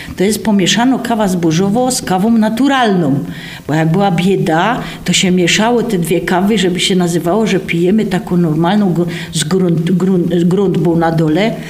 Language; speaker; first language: Polish; native; Polish